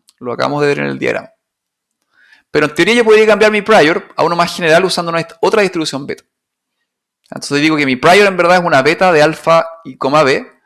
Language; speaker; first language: Spanish; native; Spanish